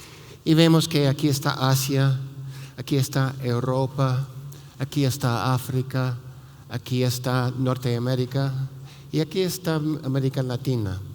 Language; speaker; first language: Spanish; non-native, fluent; English